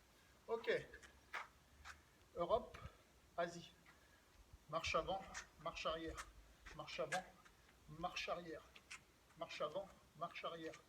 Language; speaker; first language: French; native; French